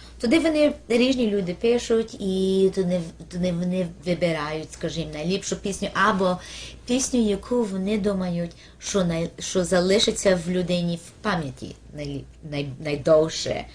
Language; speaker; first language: Ukrainian; early bilingual, heritage; Ukrainian